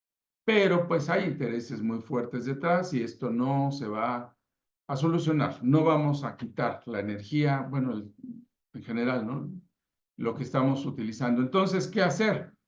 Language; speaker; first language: Spanish; native; Spanish